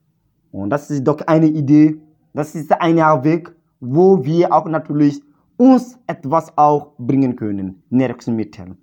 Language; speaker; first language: German; non-native, learner; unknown